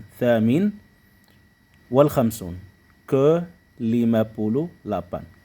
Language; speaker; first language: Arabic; non-native, fluent; Indonesian